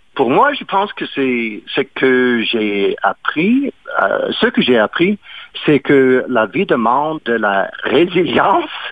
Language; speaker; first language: French; non-native, fluent; English